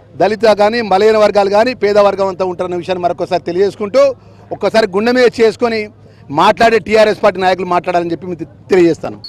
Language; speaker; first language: Telugu; native; Telugu